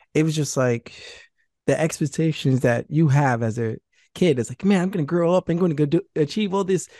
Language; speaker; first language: English; native; English